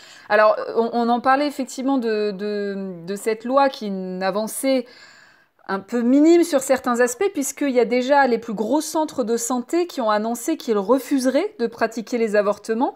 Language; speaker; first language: French; native; French